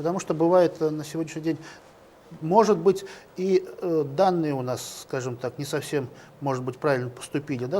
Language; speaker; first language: Russian; native; Russian